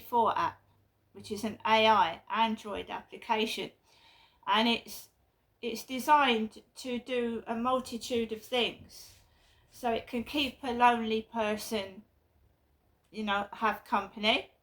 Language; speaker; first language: English; native; English